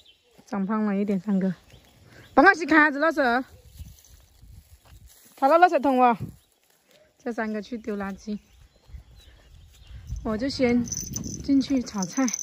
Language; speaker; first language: Chinese; native; Chinese